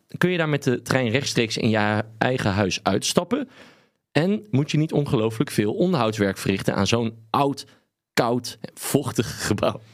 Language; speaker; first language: Dutch; native; Dutch